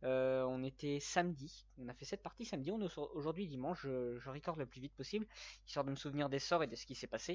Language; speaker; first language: French; native; French